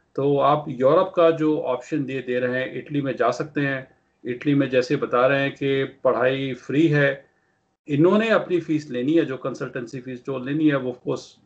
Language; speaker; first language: Hindi; non-native, local second language; Punjabi